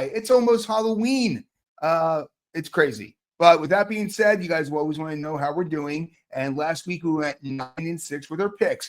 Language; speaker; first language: English; native; English